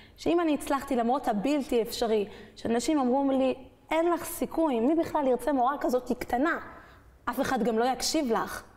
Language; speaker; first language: Hebrew; early bilingual, other home language; French